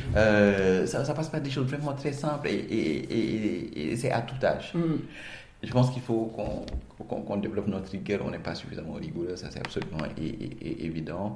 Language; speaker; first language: French; non-native, local second language; Wolof